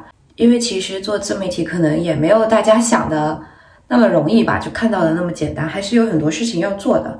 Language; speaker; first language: Chinese; native; Chinese